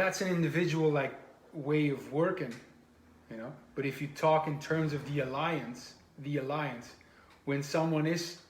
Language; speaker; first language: English; non-native, fluent; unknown